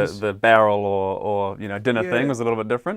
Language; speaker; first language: English; native; English